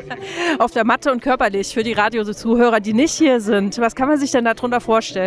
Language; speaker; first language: German; native; German